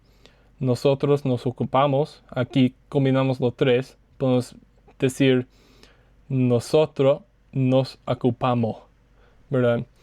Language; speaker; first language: Spanish; non-native, learner; English